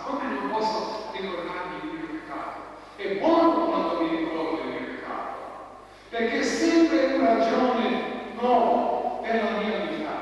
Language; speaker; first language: Italian; non-native, fluent; Croatian